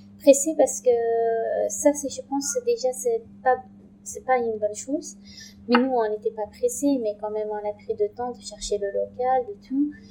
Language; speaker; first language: French; non-native, learner; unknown